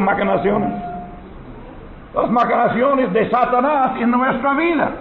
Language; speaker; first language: Spanish; non-native, learner; English